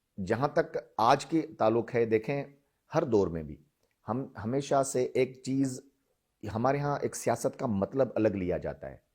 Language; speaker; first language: Urdu; non-native, local second language; Sindhi